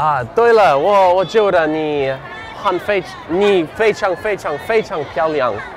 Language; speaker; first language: Chinese; non-native, learner; English